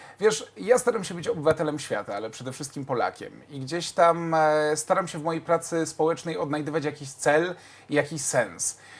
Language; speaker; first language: Polish; native; Polish